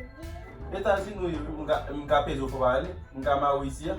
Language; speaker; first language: French; non-native, local second language; Haitian Creole